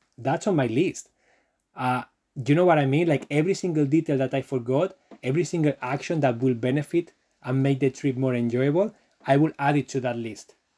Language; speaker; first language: English; non-native, fluent; Spanish